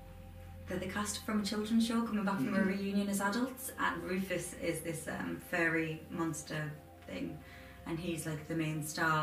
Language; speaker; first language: English; native; English